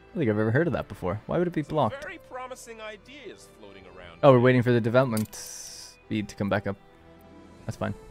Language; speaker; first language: English; native; English